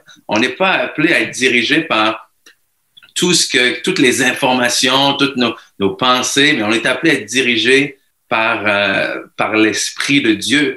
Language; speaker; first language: French; native; French